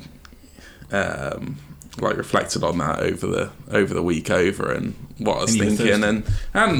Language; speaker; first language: English; native; English